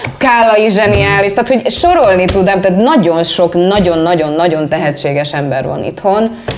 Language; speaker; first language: Hungarian; early bilingual, heritage; Hungarian